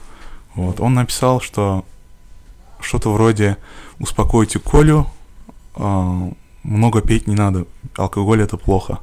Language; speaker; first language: Russian; native; Russian